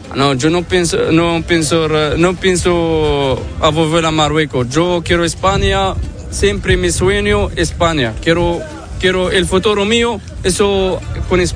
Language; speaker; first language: Spanish; non-native, learner; Arabic